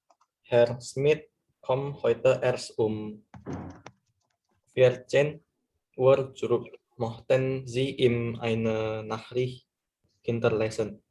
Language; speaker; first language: German; non-native, learner; Indonesian